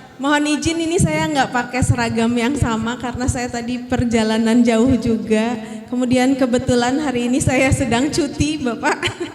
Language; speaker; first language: Indonesian; native; Indonesian